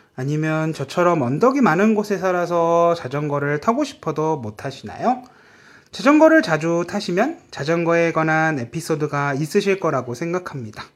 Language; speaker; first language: Korean; native; Korean